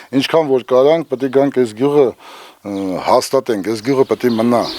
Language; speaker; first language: Armenian; non-native, local second language; Kurdish